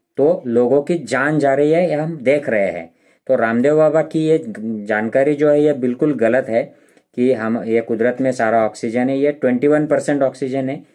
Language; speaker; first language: Hindi; non-native, local second language; Marathi